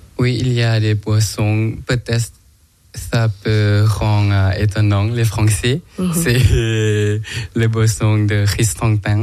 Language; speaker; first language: French; non-native, learner; Thai